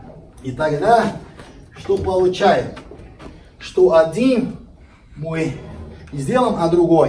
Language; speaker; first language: Russian; non-native, learner; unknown